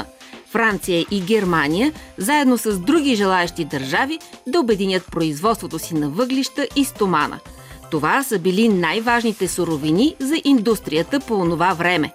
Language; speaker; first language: Bulgarian; native; Bulgarian